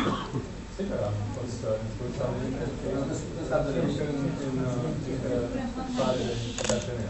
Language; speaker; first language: Romanian; non-native, learner; English